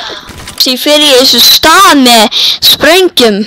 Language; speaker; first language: Icelandic; non-native, learner; Danish